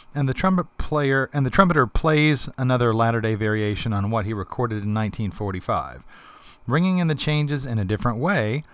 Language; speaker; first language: English; native; English